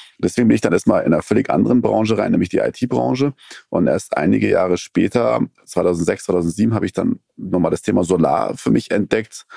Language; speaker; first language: German; early bilingual, other home language; Persian